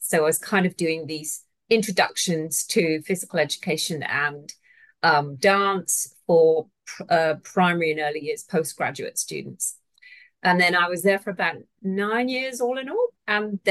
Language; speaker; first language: English; native; English